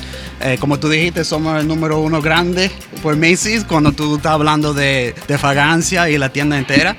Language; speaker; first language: Spanish; early bilingual, heritage; English